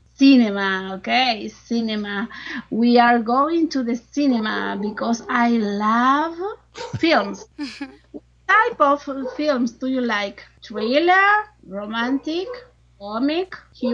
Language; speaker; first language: English; non-native, learner; Spanish